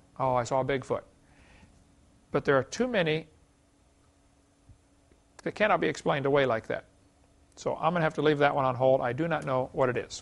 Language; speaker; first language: English; native; English